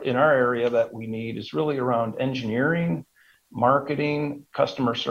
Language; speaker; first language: English; native; English